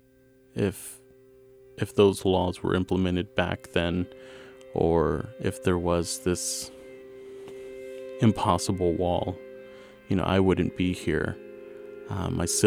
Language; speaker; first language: English; native; English